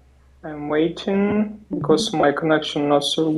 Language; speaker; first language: English; non-native, learner; Russian